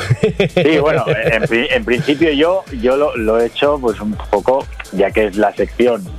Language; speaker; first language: Spanish; native; Spanish